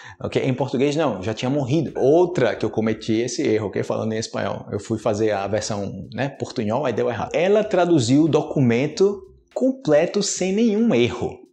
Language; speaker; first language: Portuguese; native; Portuguese